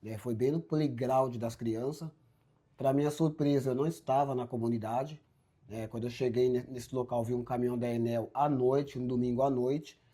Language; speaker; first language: Portuguese; native; Portuguese